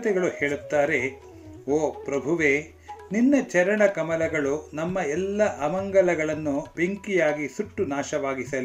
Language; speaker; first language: Kannada; native; Kannada